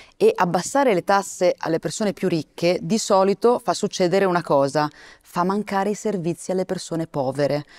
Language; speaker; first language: Italian; native; Italian